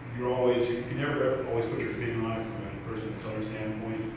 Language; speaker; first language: English; native; English